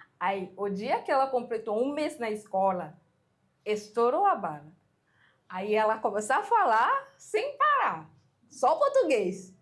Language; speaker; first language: Portuguese; non-native, fluent; Haitian Creole